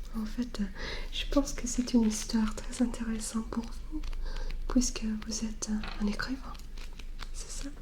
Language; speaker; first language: French; non-native, learner; English